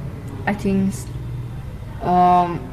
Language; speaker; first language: English; non-native, learner; Vietnamese